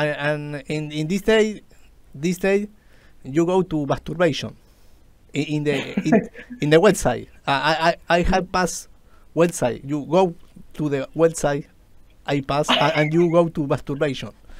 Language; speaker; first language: English; non-native, learner; Spanish